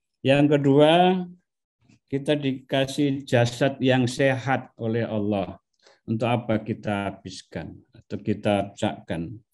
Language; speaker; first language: Indonesian; non-native, local second language; Javanese